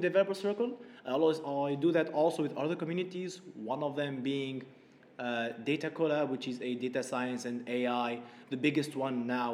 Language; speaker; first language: English; non-native, fluent; Arabic